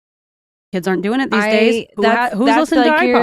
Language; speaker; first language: English; native; English